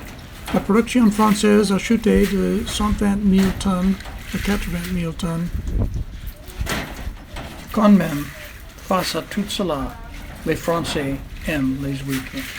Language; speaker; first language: French; non-native, fluent; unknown